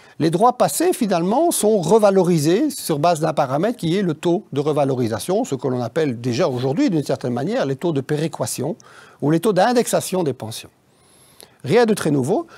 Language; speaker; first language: French; native; French